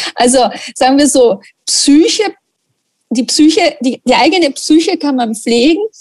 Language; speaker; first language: German; non-native, fluent; Italian